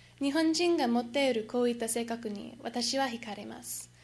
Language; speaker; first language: Japanese; non-native, learner; English